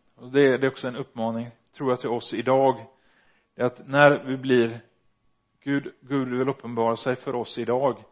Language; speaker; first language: Swedish; early bilingual, other home language; Dutch